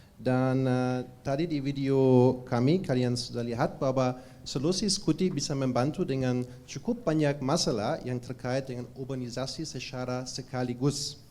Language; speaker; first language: Indonesian; non-native, fluent; German